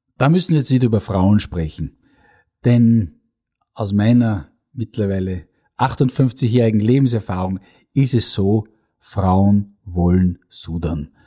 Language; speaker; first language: German; native; German